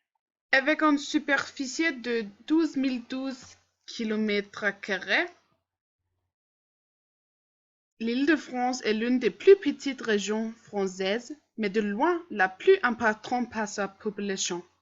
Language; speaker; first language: French; non-native, learner; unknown